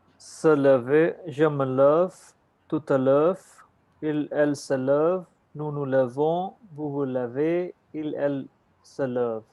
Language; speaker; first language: French; non-native, learner; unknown